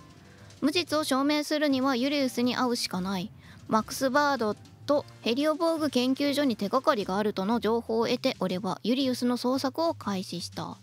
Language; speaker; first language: Japanese; native; Japanese